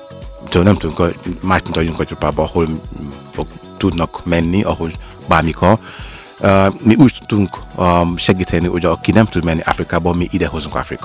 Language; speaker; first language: Hungarian; non-native, learner; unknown